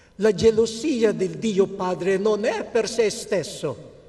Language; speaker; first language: Italian; non-native, fluent; Filipino